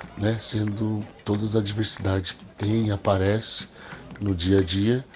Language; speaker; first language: Portuguese; early bilingual, other home language; English